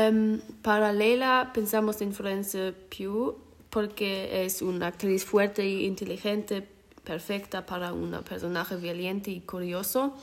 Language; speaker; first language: Spanish; non-native, learner; German